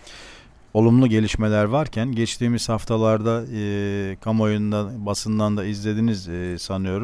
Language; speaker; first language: Turkish; native; Turkish